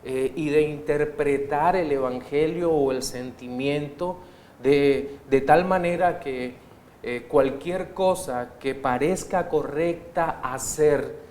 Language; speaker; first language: Spanish; native; Spanish